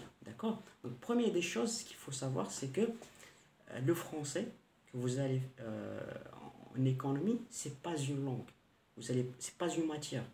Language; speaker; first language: French; non-native, local second language; Arabic